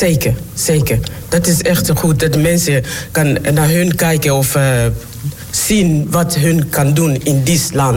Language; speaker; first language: Dutch; non-native, learner; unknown